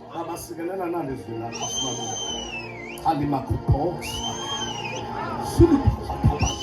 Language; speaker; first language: Zulu; non-native, local second language; Xhosa